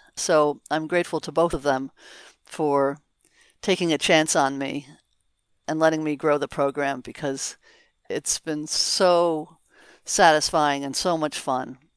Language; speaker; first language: English; native; English